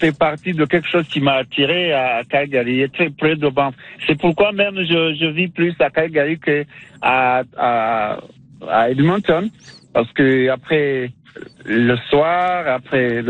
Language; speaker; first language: French; non-native, local second language; Kinyarwanda